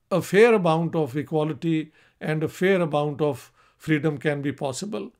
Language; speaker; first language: Urdu; non-native, local second language; Punjabi